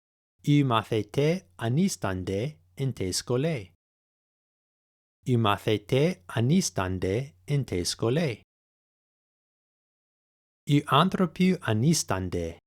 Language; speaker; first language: Greek; non-native, fluent; English